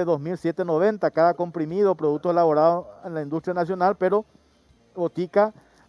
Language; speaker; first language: Spanish; native; Spanish